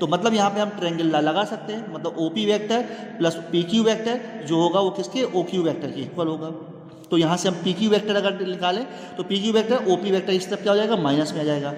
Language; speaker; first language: Hindi; native; Hindi